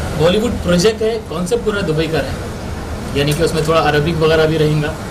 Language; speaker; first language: Hindi; early bilingual, heritage; Hindi